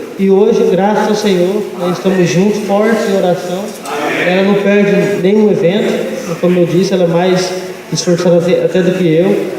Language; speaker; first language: Portuguese; native; Portuguese